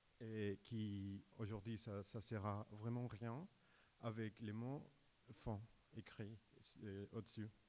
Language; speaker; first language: French; non-native, fluent; Spanish